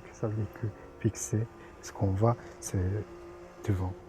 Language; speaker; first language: French; non-native, fluent; Japanese